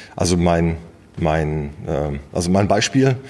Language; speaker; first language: German; native; German